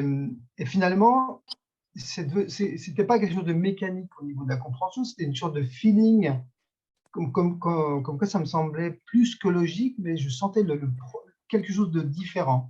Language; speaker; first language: French; native; French